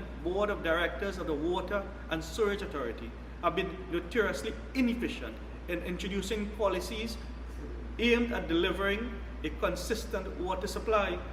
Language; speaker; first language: English; native; English